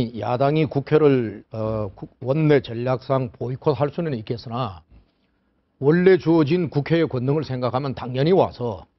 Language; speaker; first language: Korean; native; Korean